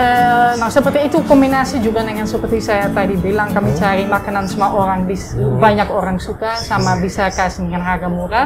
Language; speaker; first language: Indonesian; non-native, fluent; Dutch